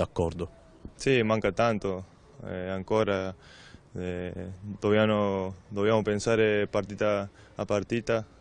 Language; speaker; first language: Italian; non-native, learner; Spanish